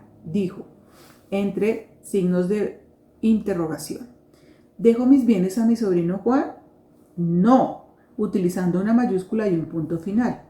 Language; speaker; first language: Spanish; native; Spanish